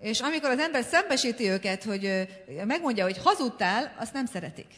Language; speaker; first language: Hungarian; native; Hungarian